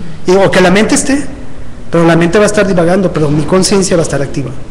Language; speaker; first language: Spanish; native; Spanish